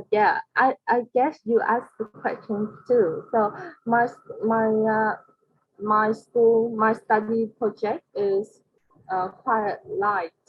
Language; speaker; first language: English; non-native, learner; Vietnamese